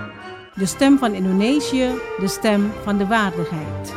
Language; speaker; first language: Dutch; non-native, fluent; Indonesian